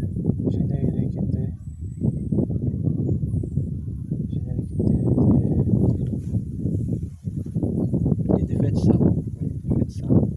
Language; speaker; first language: French; non-native, learner; Portuguese